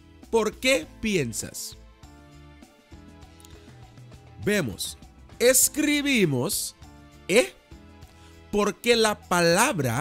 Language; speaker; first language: Spanish; non-native, fluent; Dutch